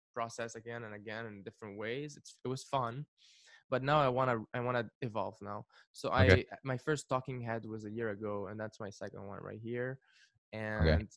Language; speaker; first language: English; non-native, fluent; Arabic